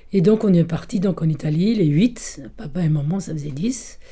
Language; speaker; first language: French; early bilingual, other home language; Italian